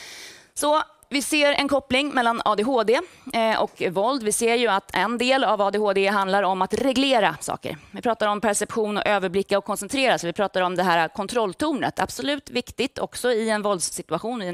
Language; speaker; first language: Swedish; native; Swedish